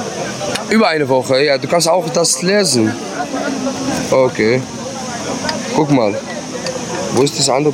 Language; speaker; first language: German; non-native, learner; Arabic